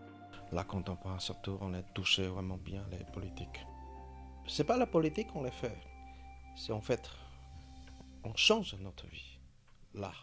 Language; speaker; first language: French; non-native, fluent; Chinese